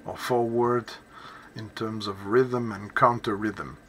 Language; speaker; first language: English; non-native, fluent; French